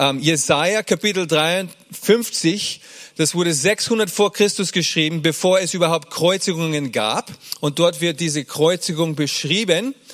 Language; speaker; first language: German; early bilingual, other home language; English